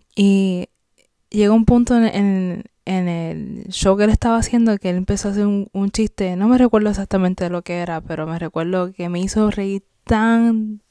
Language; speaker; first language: Spanish; native; Spanish